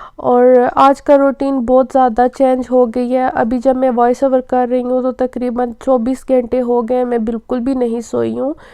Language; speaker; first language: Urdu; native; Urdu